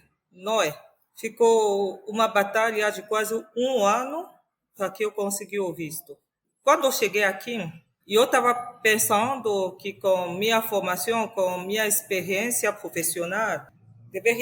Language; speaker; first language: Portuguese; non-native, fluent; French